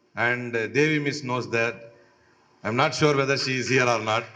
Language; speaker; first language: English; non-native, local second language; Tamil